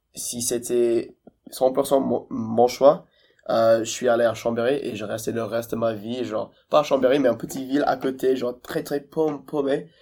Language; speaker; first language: French; non-native, fluent; English